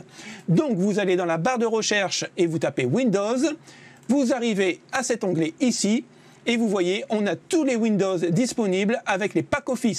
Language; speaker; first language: French; native; French